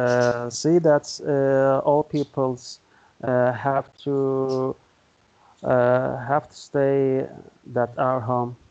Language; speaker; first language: English; non-native, learner; Turkish